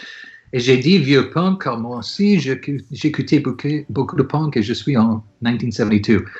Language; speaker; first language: French; non-native, learner; English